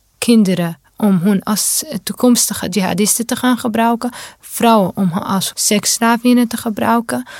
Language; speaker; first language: Dutch; non-native, fluent; Kurdish